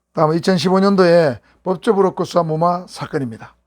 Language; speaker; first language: Korean; native; Korean